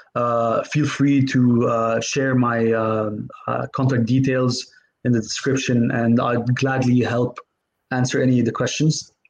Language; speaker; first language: English; non-native, fluent; Arabic